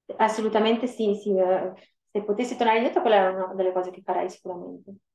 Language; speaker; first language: Italian; native; Italian